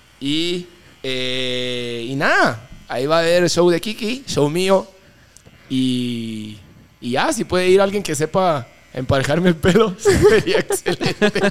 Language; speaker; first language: Spanish; non-native, fluent; Dutch